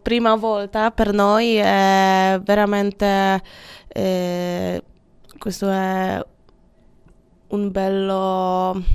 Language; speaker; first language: Italian; non-native, learner; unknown